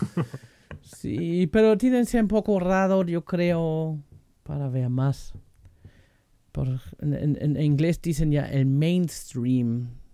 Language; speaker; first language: Spanish; non-native, fluent; German